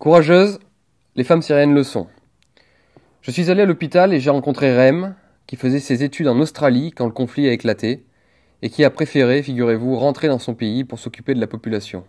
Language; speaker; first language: French; native; French